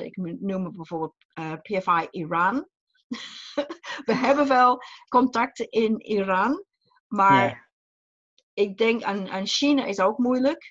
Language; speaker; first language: Dutch; non-native, fluent; English